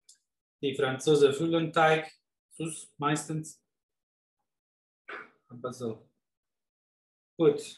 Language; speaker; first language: German; non-native, fluent; Italian